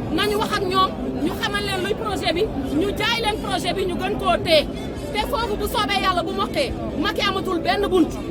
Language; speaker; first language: Wolof; non-native, local second language; Fula